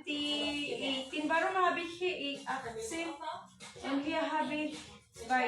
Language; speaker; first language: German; non-native, learner; Filipino